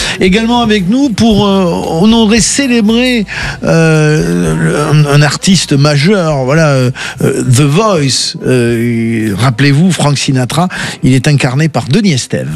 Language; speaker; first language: French; native; French